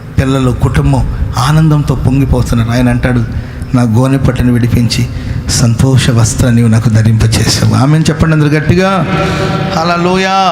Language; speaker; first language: Telugu; non-native, local second language; Kannada